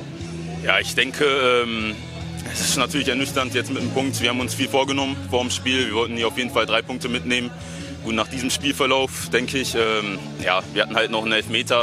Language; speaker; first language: German; native; German